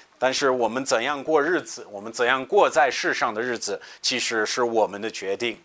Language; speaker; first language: Chinese; non-native, fluent; English